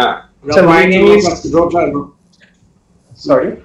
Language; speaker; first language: English; non-native, learner; Bangla